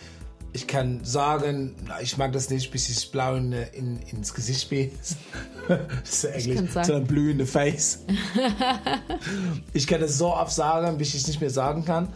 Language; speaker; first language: German; non-native, fluent; English